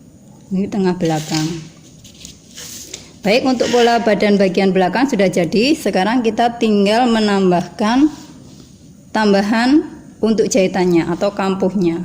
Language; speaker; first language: Indonesian; native; Indonesian